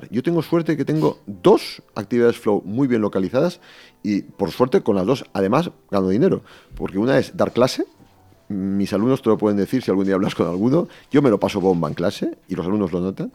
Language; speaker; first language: Spanish; native; Spanish